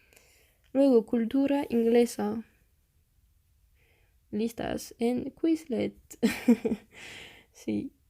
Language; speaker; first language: Spanish; non-native, fluent; French